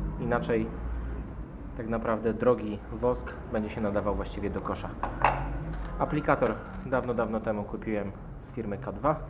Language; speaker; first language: Polish; native; Polish